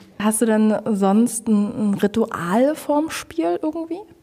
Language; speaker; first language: German; native; German